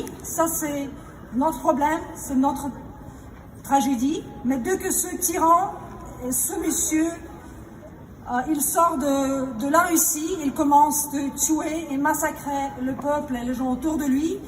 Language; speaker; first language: French; non-native, fluent; Russian